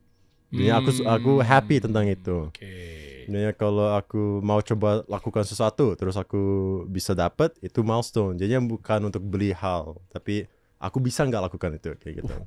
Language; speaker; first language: Indonesian; non-native, local second language; English